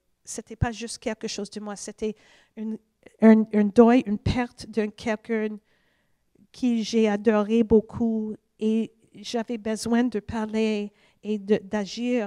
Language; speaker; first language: French; non-native, fluent; English